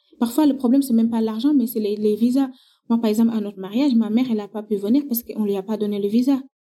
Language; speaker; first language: French; non-native, local second language; Wolof